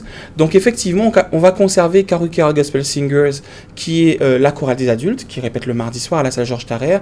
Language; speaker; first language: French; native; French